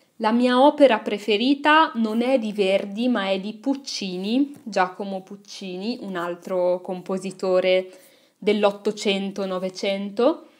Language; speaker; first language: Italian; native; Italian